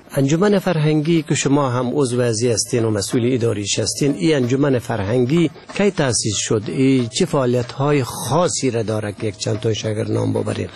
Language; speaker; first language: Persian; native; Persian